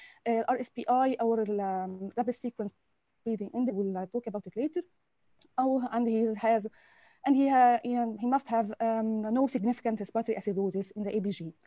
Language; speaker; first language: English; non-native, local second language; Arabic